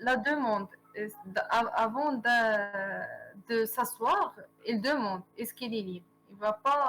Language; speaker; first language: French; non-native, local second language; Arabic